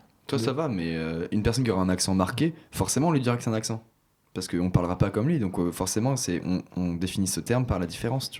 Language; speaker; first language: French; native; French